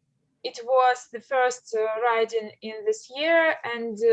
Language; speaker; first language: English; non-native, learner; Russian